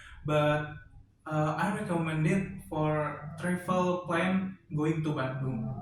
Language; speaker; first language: English; non-native, learner; Indonesian